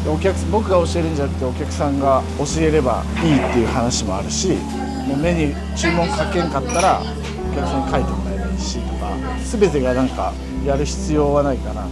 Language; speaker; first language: Japanese; native; Japanese